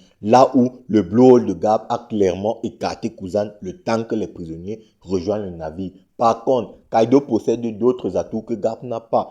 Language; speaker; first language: French; native; French